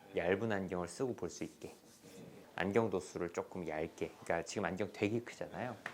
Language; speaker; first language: Korean; native; Korean